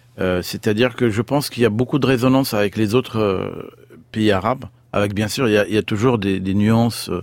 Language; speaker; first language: French; non-native, fluent; Arabic